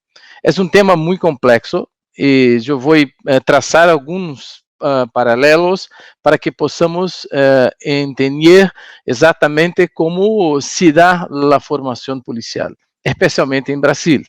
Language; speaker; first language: Spanish; non-native, learner; Portuguese